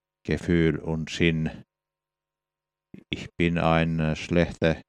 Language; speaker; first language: German; non-native, fluent; Finnish